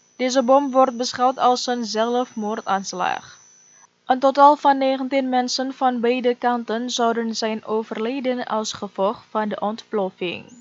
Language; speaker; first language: Dutch; non-native, fluent; Indonesian